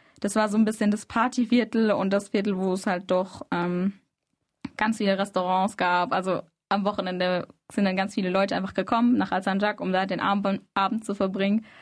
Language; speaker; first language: German; early bilingual, other home language; Arabic